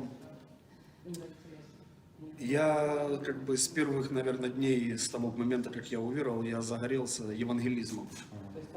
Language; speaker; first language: Russian; native; Russian